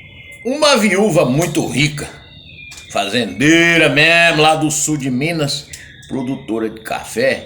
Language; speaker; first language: Portuguese; native; Portuguese